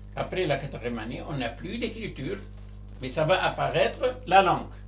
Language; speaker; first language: French; non-native, local second language; Arabic